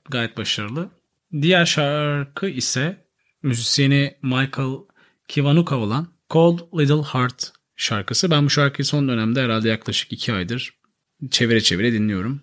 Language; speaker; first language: Turkish; native; Turkish